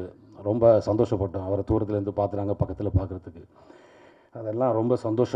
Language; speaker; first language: Tamil; native; Tamil